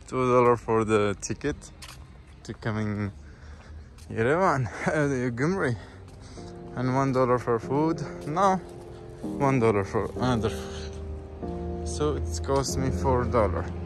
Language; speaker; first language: English; non-native, local second language; Bangla